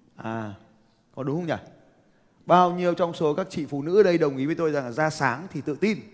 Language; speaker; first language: Vietnamese; native; Vietnamese